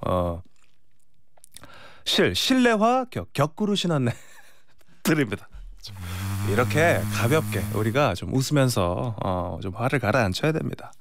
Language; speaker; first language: Korean; native; Korean